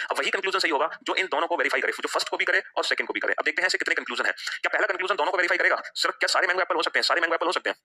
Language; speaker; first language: Hindi; native; Hindi